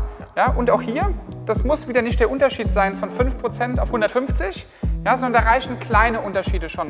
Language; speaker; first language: German; native; German